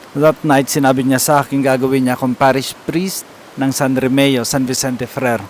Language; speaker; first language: Filipino; non-native, local second language; Kinaray-a